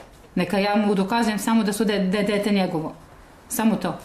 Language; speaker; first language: Serbian; native; Serbian